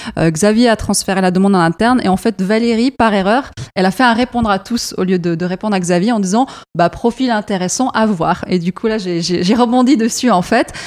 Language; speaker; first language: French; non-native, fluent; Arabic